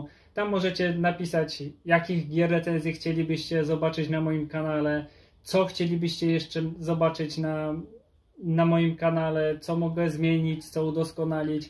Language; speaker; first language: Polish; native; Polish